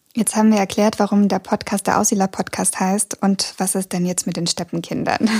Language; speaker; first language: German; early bilingual, other home language; Russian